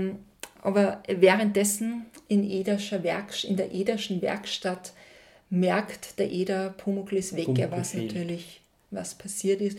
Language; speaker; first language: German; native; German